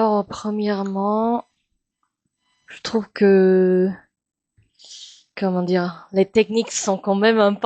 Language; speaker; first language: French; non-native, fluent; Min Nan Chinese